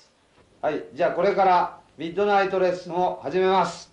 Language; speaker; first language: Japanese; native; Japanese